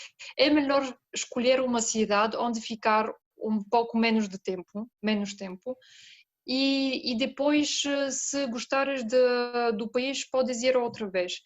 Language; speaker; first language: Portuguese; non-native, fluent; Bulgarian